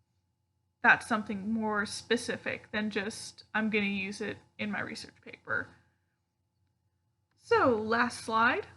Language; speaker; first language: English; native; English